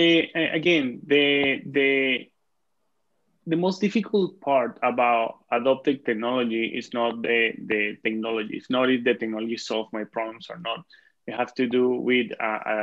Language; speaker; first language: English; non-native, fluent; Spanish